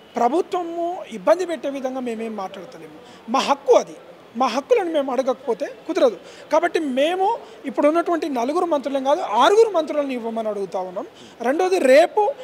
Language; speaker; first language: Telugu; non-native, local second language; Lambadi